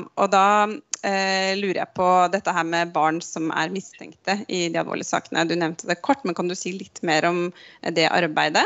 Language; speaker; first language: Norwegian; native; Norwegian